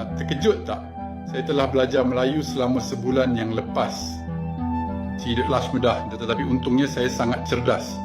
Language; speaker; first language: Malay; non-native, learner; French